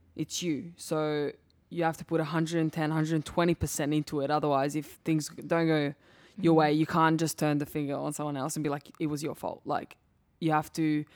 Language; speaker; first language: English; early bilingual, other home language; Serbian